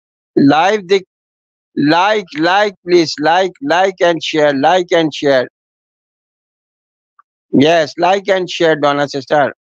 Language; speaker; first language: English; non-native, learner; Urdu